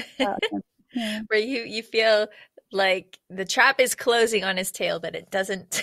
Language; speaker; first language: English; native; English